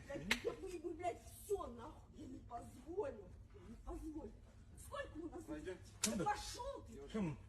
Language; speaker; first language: Russian; native; Russian